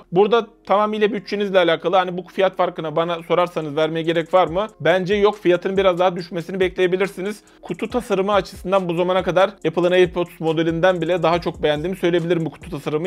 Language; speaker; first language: Turkish; native; Turkish